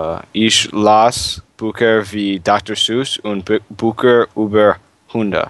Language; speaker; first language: German; non-native, learner; English